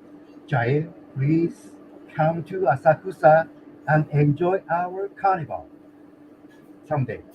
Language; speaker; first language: English; non-native, learner; Japanese